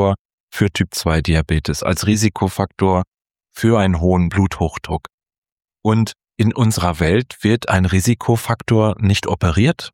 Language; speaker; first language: German; native; German